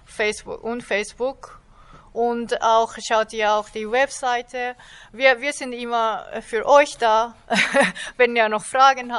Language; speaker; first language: German; non-native, fluent; Japanese